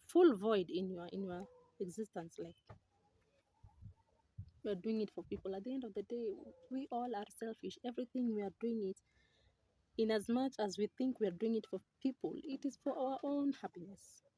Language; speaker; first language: English; non-native, local second language; Swahili